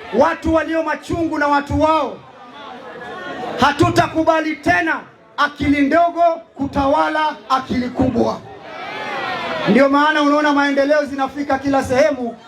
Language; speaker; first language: Swahili; native; Swahili